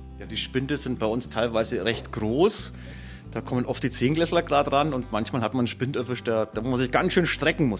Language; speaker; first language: German; native; German